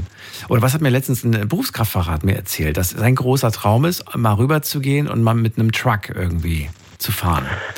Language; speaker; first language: German; native; German